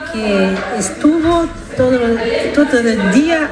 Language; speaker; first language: Spanish; non-native, learner; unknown